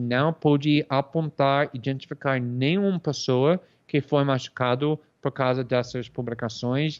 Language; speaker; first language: Portuguese; non-native, fluent; English